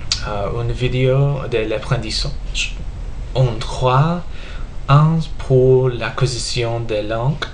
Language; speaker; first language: French; non-native, learner; English